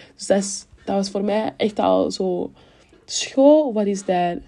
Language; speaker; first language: Dutch; early bilingual, other home language; French